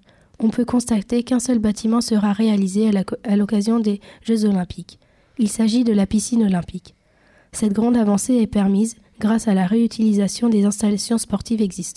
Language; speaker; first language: French; native; French